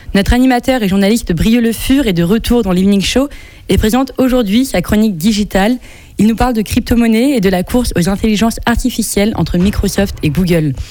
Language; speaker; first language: French; native; French